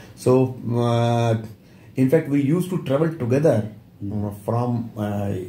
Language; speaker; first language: English; non-native, local second language; Punjabi